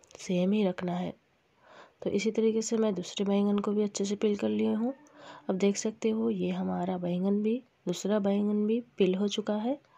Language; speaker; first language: Hindi; non-native, local second language; Bangla